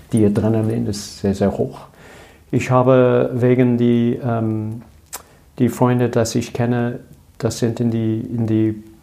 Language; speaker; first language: German; non-native, learner; English